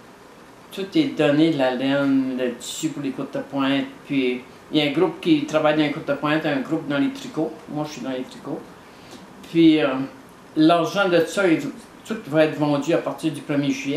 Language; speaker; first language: French; native; French